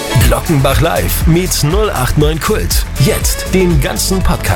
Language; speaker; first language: German; native; German